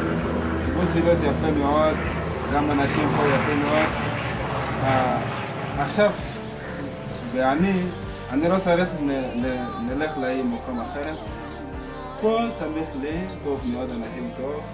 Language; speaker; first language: Hebrew; non-native, learner; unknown